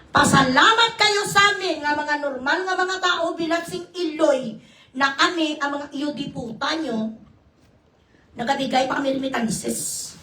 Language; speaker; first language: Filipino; non-native, local second language; Hiligaynon